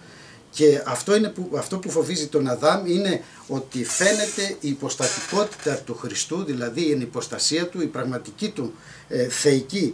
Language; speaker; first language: Greek; native; Greek